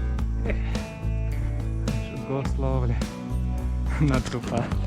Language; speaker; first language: English; non-native, learner; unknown